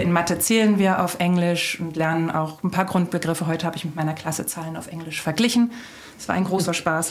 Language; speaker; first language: German; native; German